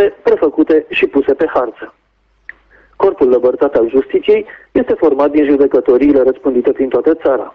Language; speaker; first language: Romanian; native; Romanian